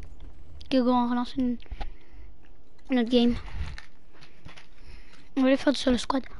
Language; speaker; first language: French; native; French